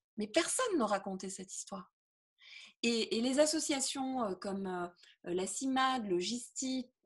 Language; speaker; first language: French; native; French